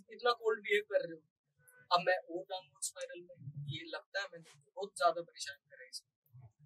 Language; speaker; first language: Hindi; native; Hindi